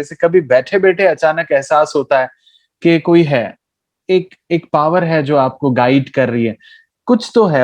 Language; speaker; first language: Hindi; native; Hindi